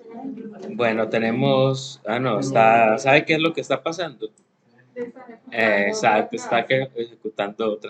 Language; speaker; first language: Spanish; native; Spanish